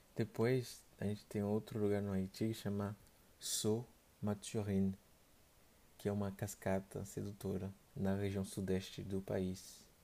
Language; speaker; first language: Portuguese; non-native, fluent; Haitian Creole